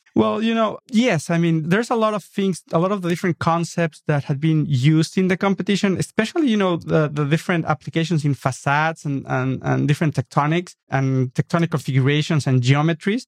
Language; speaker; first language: English; non-native, fluent; Spanish